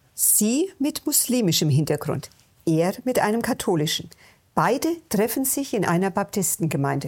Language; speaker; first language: German; native; German